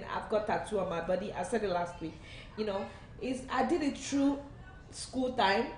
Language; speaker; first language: English; non-native, local second language; Yoruba